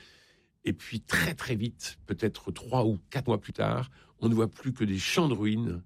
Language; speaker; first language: French; native; French